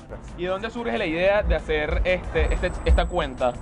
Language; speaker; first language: Spanish; native; Spanish